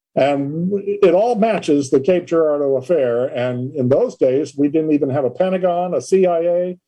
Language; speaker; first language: English; native; English